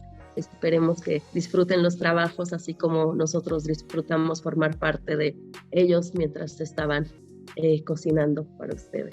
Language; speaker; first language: Spanish; native; Spanish